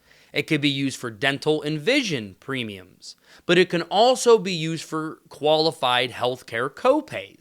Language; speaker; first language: English; native; English